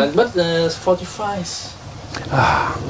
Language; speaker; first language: English; non-native, learner; Vietnamese